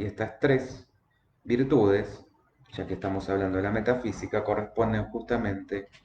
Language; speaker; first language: Spanish; native; Spanish